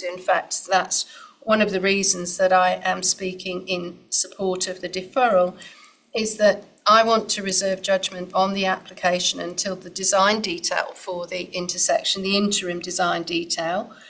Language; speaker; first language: English; native; English